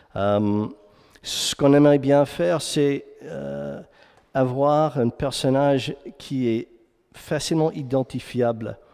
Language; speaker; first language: French; non-native, fluent; English